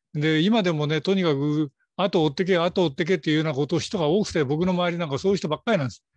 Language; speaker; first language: Japanese; native; Japanese